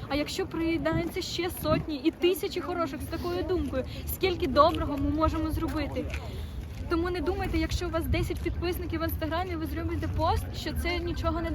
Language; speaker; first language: Ukrainian; native; Ukrainian